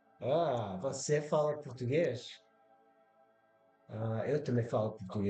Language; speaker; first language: Portuguese; early bilingual, heritage; Portuguese